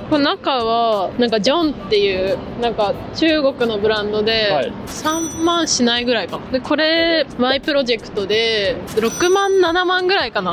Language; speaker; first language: Japanese; native; Japanese